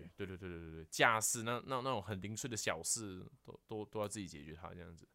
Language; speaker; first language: Chinese; non-native, local second language; Hakka Chinese